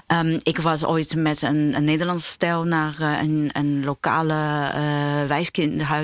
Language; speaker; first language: Dutch; non-native, fluent; Chinese